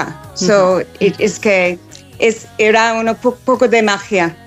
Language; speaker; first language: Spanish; non-native, fluent; English